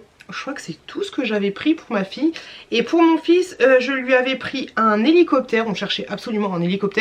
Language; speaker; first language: French; native; French